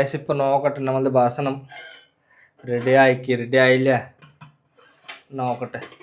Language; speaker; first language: Malayalam; non-native, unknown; Bangla